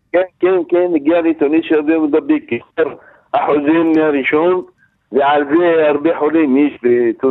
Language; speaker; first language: Hebrew; non-native, learner; Arabic